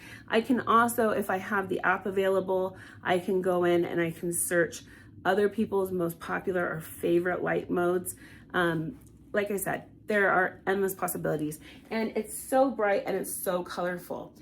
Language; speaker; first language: English; native; English